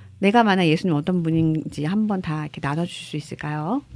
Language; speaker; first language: Korean; non-native, learner; Chinese